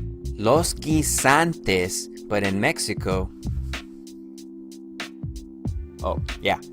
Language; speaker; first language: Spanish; non-native, fluent; English